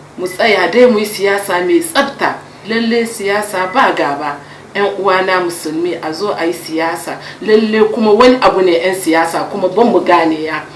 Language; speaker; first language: Hausa; native; Hausa